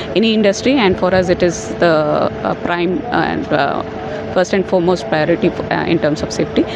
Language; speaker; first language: English; non-native, local second language; Telugu